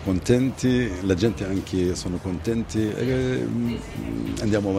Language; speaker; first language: Italian; non-native, fluent; Arabic